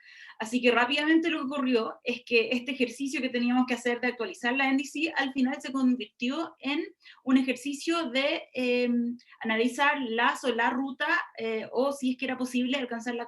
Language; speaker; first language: Spanish; native; Spanish